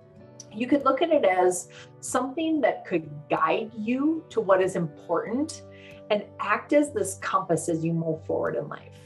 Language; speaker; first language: English; native; English